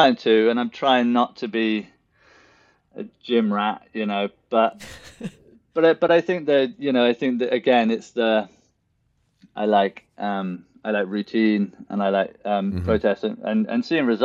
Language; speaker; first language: English; native; English